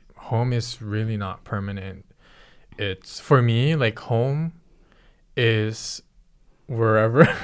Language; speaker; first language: English; early bilingual, other home language; Filipino